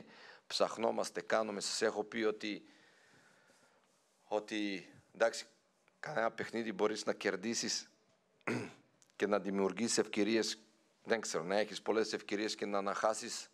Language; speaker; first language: Greek; non-native, fluent; Serbian